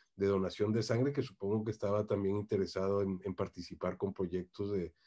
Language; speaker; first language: Spanish; native; Spanish